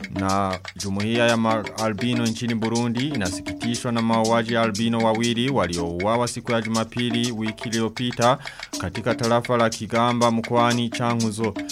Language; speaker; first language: Swahili; non-native, local second language; Rundi